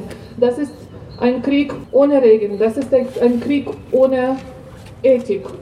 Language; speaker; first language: German; non-native, fluent; Ukrainian